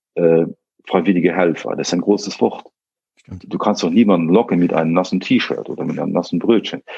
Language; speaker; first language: German; non-native, local second language; Luxembourgish